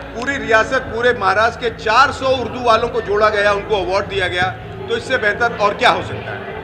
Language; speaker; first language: Hindi; native; Hindi